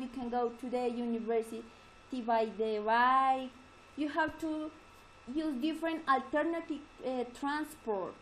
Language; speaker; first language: English; non-native, learner; Spanish